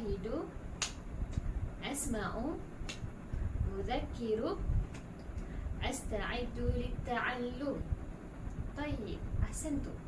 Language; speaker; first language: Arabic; non-native, learner; Malay